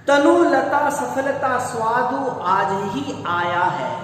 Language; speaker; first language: Hindi; non-native, local second language; Kannada